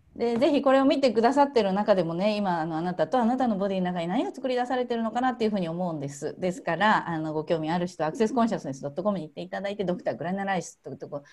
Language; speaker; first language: Japanese; native; Japanese